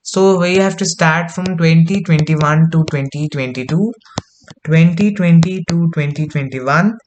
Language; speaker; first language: English; non-native, local second language; Kannada